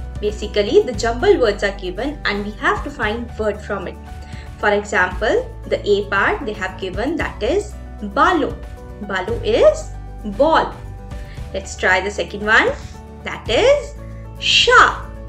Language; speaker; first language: English; non-native, local second language; Hindi